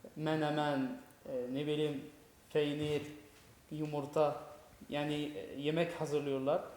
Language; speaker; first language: Turkish; non-native, fluent; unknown